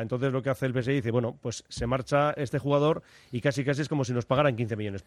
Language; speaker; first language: Spanish; native; Spanish